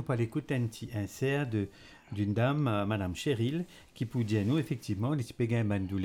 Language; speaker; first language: French; non-native, local second language; Morisyen